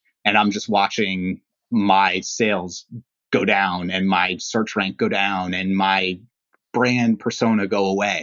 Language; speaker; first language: English; native; English